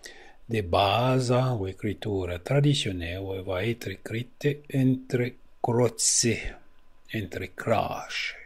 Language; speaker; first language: French; non-native, learner; Italian